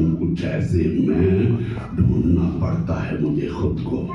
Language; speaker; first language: Hindi; native; Hindi